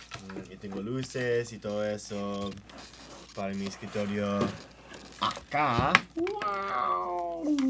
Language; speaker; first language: Spanish; non-native, fluent; English